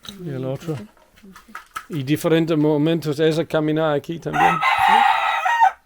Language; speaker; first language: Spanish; non-native, learner; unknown